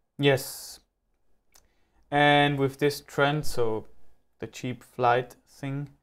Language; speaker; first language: English; non-native, fluent; German